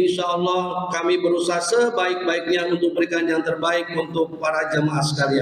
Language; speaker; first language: Indonesian; native; Indonesian